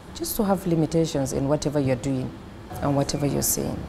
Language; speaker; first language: English; non-native, local second language; Fula